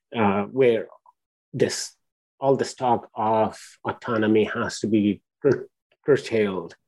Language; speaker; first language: English; non-native, local second language; Urdu